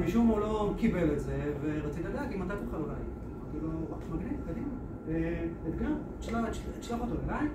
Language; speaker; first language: Hebrew; native; Hebrew